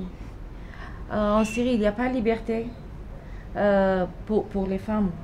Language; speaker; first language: French; non-native, learner; Arabic